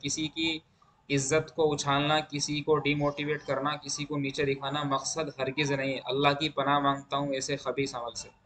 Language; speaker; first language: Hindi; native; Hindi